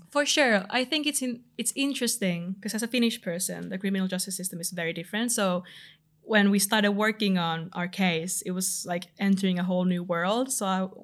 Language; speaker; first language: English; non-native, fluent; Finnish